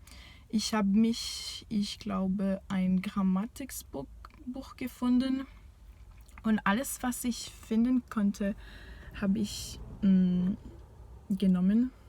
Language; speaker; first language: German; non-native, fluent; French